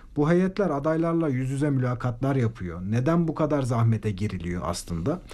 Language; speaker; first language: Turkish; native; Turkish